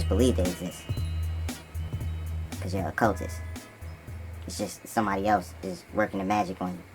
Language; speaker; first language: English; native; English